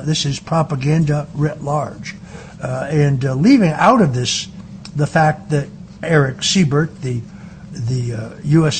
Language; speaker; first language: English; native; English